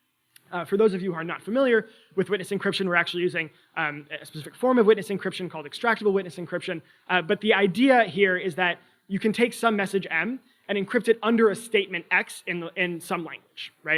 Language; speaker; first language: English; native; English